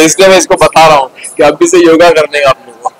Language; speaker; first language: Hindi; native; Hindi